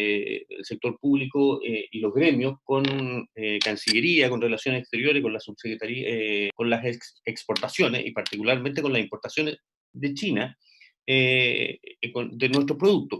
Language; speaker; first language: Spanish; native; Spanish